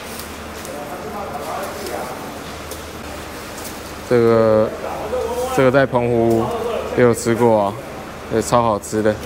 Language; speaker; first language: Chinese; native; Chinese